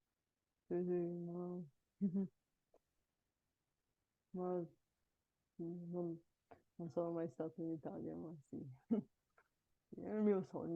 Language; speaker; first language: Italian; non-native, learner; Bulgarian